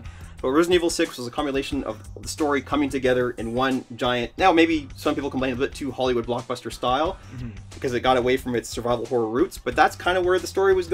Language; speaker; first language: English; native; English